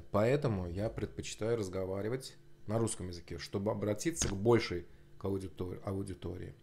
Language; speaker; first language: Russian; non-native, local second language; Azerbaijani